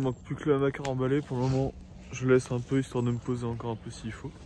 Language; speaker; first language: French; native; French